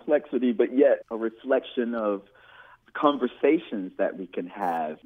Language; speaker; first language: English; native; English